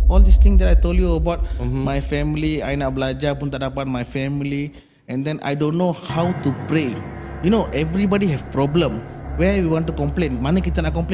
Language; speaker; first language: English; non-native, local second language; Malay